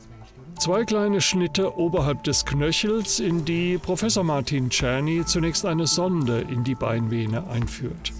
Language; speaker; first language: German; native; German